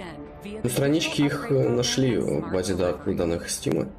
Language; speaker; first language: Russian; native; Russian